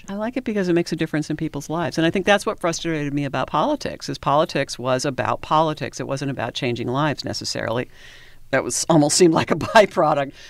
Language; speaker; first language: English; native; English